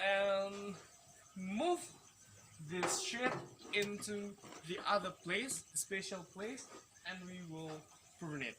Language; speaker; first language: English; non-native, fluent; Indonesian